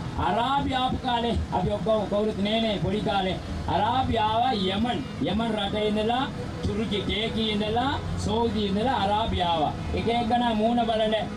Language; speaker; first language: Sinhala; non-native, local second language; Tamil